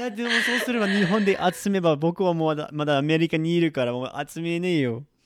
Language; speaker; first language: Japanese; non-native, fluent; English